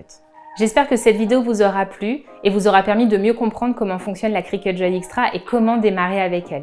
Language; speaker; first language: French; native; French